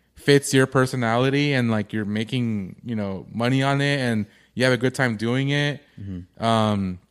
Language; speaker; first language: English; early bilingual, other home language; Spanish